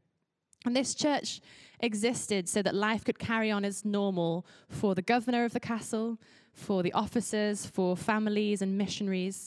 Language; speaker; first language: English; native; English